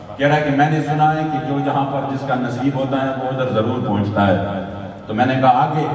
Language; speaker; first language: Urdu; non-native, local second language; Pashto